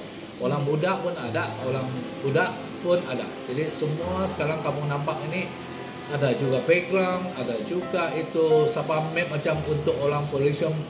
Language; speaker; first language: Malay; non-native, local second language; Hakka Chinese